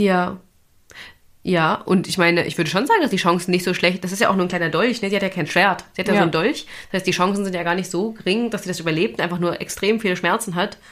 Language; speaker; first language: German; native; German